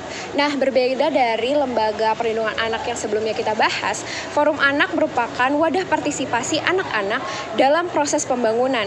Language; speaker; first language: Indonesian; native; Indonesian